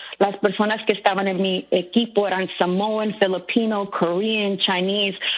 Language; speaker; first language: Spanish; early bilingual, heritage; Spanish